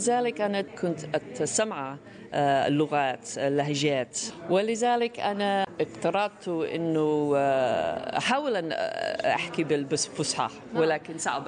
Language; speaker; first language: Arabic; non-native, fluent; English